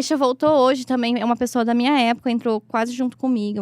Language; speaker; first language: Portuguese; native; Portuguese